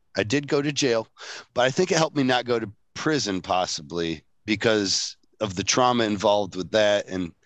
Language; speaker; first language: English; native; English